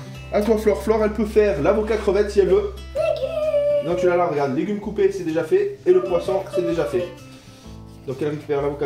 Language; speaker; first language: French; native; French